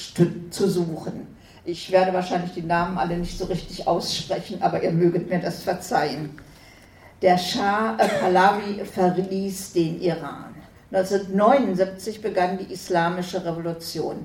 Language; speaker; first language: German; native; German